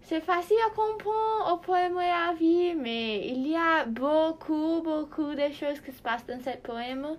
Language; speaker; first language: French; non-native, learner; Portuguese